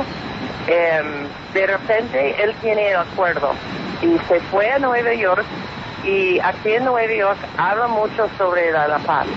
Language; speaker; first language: Spanish; non-native, fluent; English